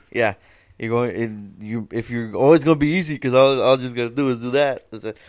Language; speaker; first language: English; non-native, fluent; Spanish